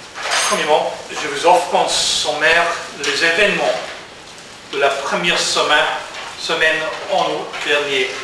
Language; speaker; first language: French; non-native, learner; English